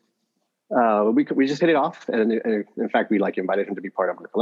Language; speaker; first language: English; native; English